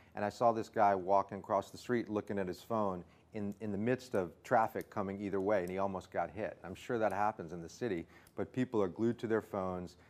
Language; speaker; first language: English; native; English